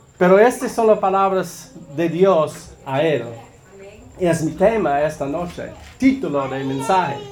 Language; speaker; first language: Spanish; non-native, learner; English